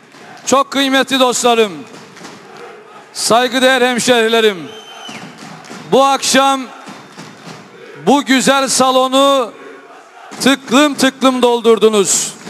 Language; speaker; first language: Turkish; native; Turkish